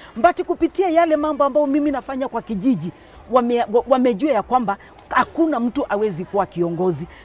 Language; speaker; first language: Swahili; non-native, local second language; Kamba